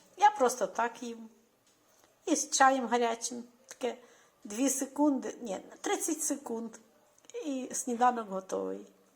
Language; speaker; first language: Ukrainian; native; Ukrainian